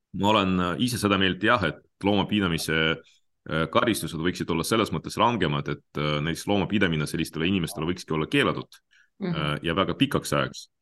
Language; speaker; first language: Estonian; non-native, local second language; Russian